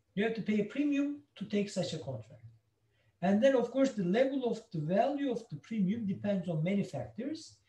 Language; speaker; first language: English; non-native, fluent; Turkish